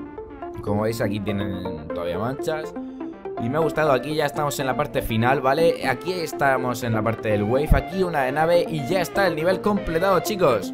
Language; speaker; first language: Spanish; native; Spanish